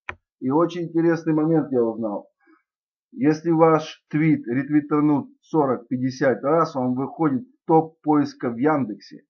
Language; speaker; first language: Russian; native; Russian